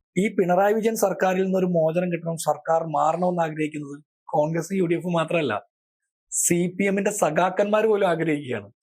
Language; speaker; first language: Malayalam; native; Malayalam